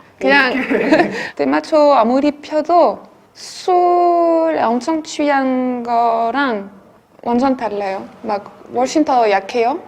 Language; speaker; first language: Korean; non-native, fluent; French